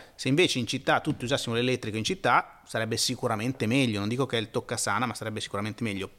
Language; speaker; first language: Italian; native; Italian